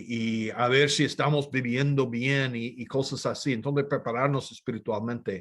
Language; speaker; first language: Spanish; non-native, fluent; English